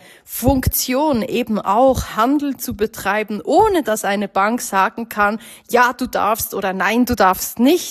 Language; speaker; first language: German; native; German